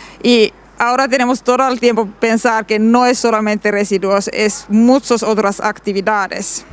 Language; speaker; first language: Spanish; non-native, learner; Finnish